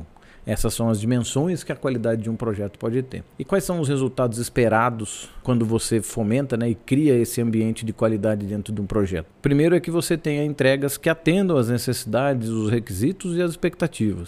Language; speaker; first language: Portuguese; native; Portuguese